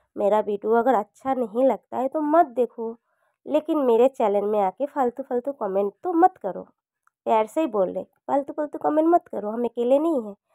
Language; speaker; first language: Hindi; non-native, local second language; Bangla